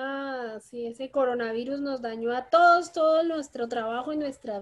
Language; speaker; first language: Spanish; native; Spanish